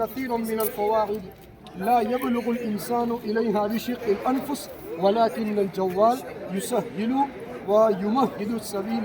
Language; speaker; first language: Arabic; non-native, learner; Urdu